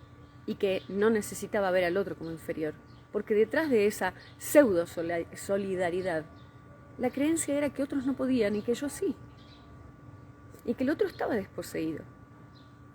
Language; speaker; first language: Spanish; native; Spanish